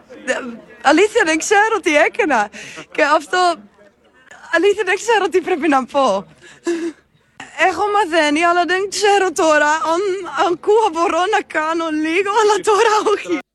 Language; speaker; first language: Greek; non-native, learner; Dutch